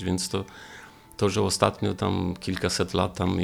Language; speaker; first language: Polish; non-native, fluent; Romanian